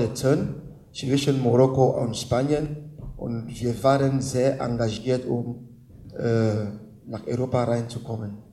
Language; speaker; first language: German; non-native, learner; French